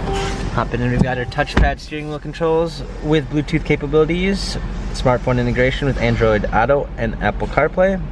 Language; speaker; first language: English; native; English